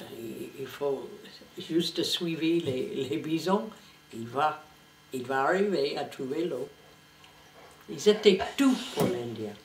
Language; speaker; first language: French; non-native, fluent; English